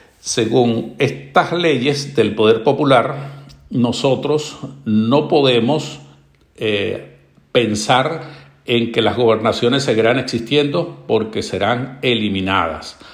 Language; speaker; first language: Spanish; native; Spanish